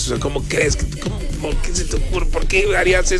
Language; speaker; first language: Spanish; native; Spanish